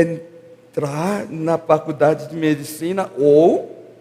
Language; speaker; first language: Portuguese; non-native, learner; Korean